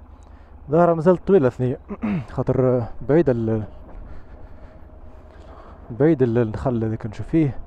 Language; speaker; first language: Arabic; native; Arabic